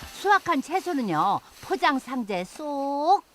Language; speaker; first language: Korean; native; Korean